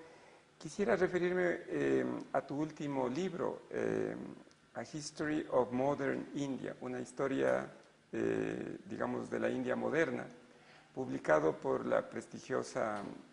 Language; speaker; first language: Spanish; native; Spanish